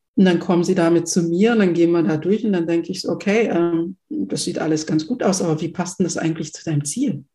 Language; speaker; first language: German; early bilingual, other home language; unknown